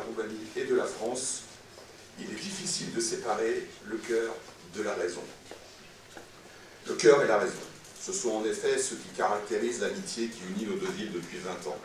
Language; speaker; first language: French; native; French